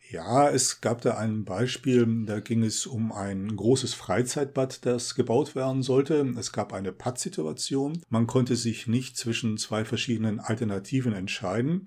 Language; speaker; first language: German; native; German